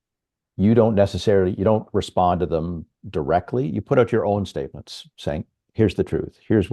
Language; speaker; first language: English; native; English